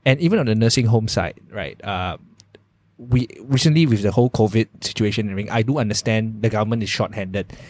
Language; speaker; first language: English; non-native, local second language; Chinese